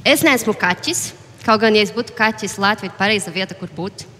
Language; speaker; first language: Latvian; non-native, fluent; Portuguese